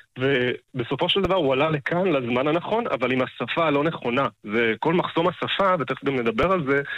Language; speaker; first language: Hebrew; native; Hebrew